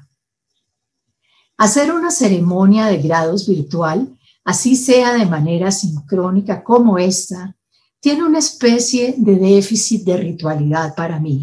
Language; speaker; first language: Spanish; native; Spanish